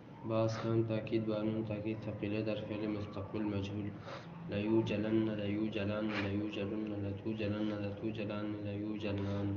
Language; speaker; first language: Arabic; non-native, learner; Urdu